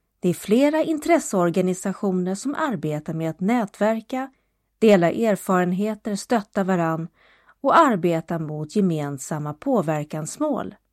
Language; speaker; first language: Swedish; native; Swedish